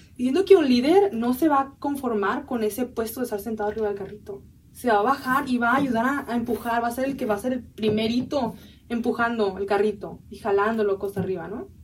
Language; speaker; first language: Spanish; early bilingual, heritage; Spanish